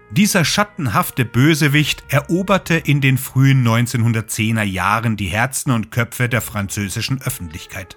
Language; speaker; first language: German; native; German